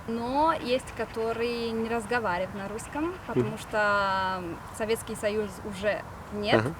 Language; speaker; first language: Russian; non-native, local second language; Romanian